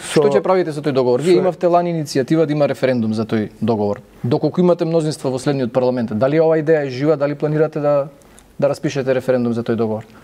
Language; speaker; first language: Macedonian; native; Macedonian